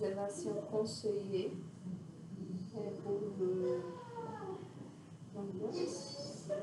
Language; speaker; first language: French; non-native, learner; Portuguese